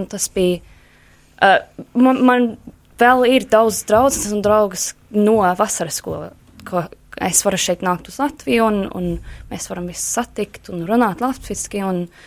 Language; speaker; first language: Latvian; early bilingual, heritage; Latvian